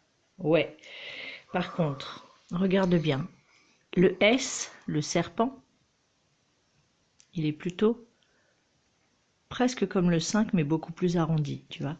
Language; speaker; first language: French; native; French